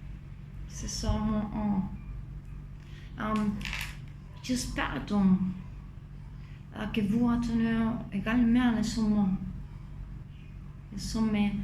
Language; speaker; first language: French; non-native, fluent; Spanish